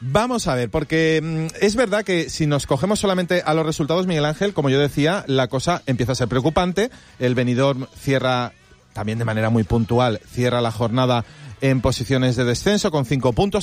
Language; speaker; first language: Spanish; native; Spanish